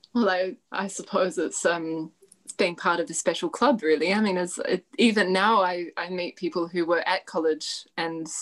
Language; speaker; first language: English; native; English